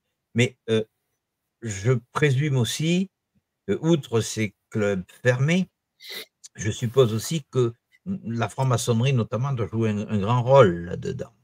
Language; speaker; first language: French; native; French